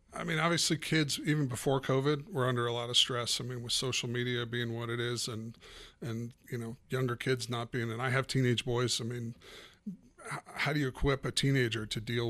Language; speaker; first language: English; native; English